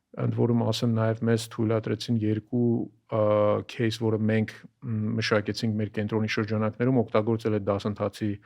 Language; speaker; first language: Armenian; native; Armenian